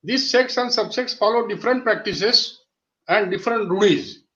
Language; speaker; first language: English; non-native, local second language; Marathi